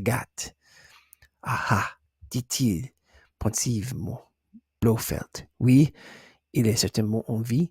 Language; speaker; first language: French; non-native, learner; English